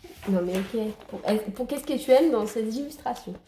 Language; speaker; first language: French; native; French